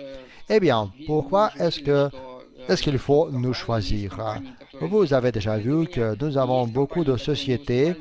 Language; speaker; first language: French; non-native, fluent; Russian